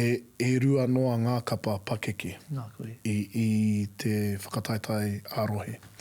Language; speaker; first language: Māori; non-native, local second language; English